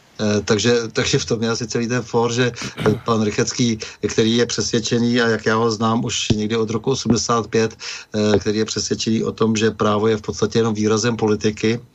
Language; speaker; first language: Czech; native; Czech